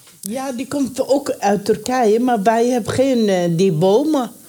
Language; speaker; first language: Dutch; non-native, learner; Persian